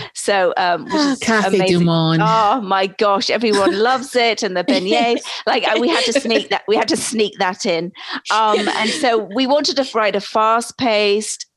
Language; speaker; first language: English; native; English